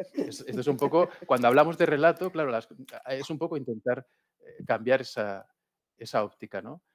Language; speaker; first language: Spanish; native; Spanish